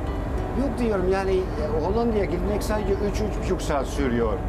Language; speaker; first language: Turkish; non-native, fluent; Dutch